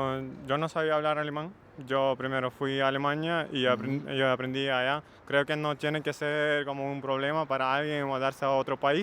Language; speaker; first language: Spanish; non-native, fluent; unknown